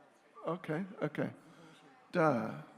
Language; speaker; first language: Russian; non-native, learner; English